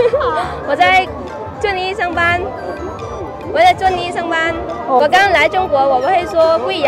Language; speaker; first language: Chinese; non-native, learner; Vietnamese